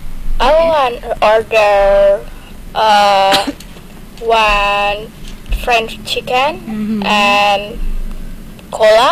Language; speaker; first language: English; non-native, learner; Indonesian